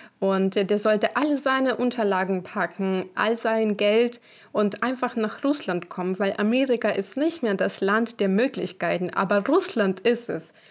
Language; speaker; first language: German; non-native, fluent; Ukrainian